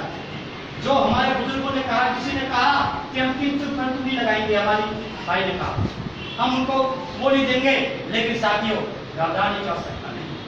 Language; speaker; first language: Hindi; native; Hindi